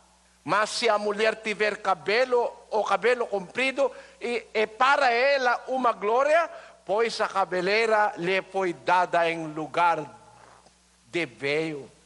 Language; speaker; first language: Portuguese; non-native, learner; Filipino